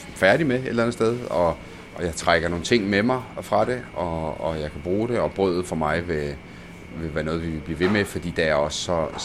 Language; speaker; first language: Danish; early bilingual, other home language; Italian